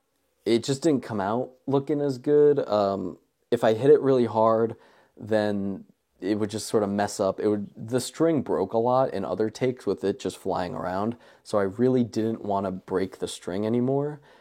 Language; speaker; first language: English; native; English